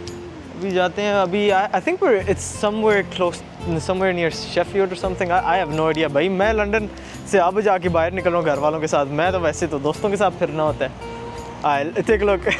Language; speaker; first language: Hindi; early bilingual, heritage; Hindi